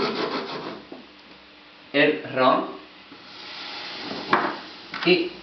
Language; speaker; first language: Spanish; non-native, fluent; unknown